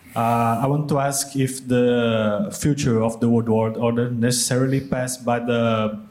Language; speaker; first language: English; non-native, fluent; Portuguese